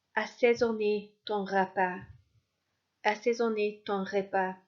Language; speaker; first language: French; non-native, fluent; English